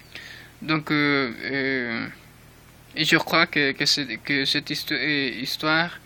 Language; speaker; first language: French; non-native, learner; Spanish